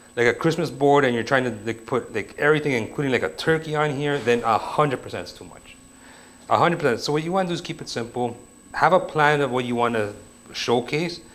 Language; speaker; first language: English; native; English